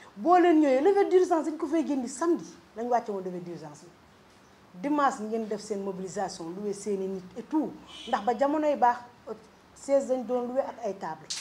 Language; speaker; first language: Wolof; non-native, local second language; Fula